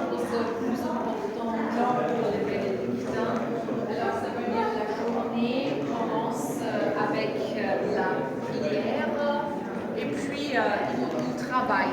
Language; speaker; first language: French; non-native, fluent; German